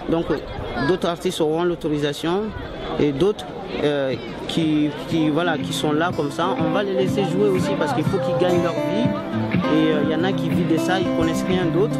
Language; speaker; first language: French; non-native, fluent; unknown